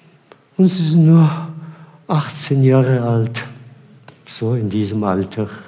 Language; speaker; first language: German; non-native, fluent; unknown